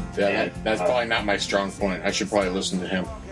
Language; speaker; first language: English; native; English